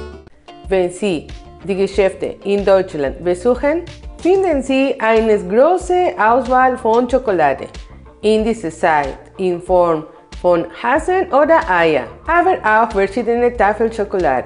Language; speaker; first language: German; non-native, learner; Spanish